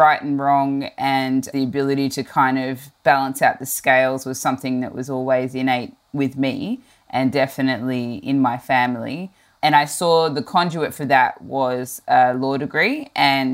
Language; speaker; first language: English; native; English